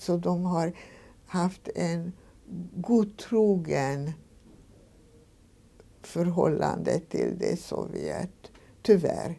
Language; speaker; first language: Swedish; non-native, fluent; Hungarian